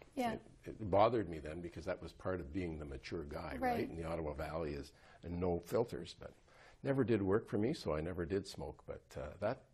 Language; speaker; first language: English; native; English